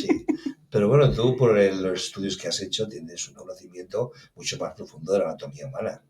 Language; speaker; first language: Spanish; native; Spanish